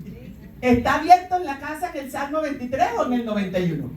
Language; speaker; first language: Spanish; native; Spanish